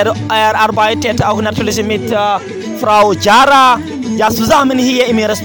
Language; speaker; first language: German; non-native, learner; Bambara